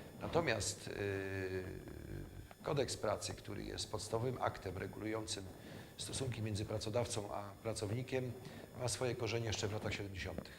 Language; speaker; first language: Polish; native; Polish